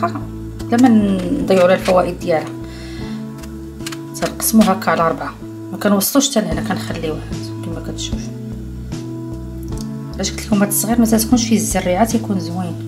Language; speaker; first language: Arabic; native; Arabic